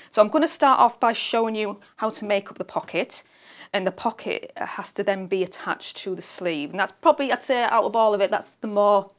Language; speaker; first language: English; native; English